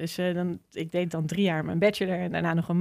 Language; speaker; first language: Dutch; native; Dutch